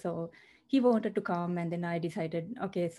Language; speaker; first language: English; non-native, local second language; Sinhala